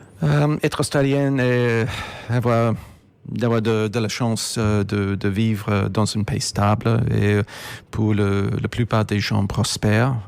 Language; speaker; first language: French; non-native, fluent; English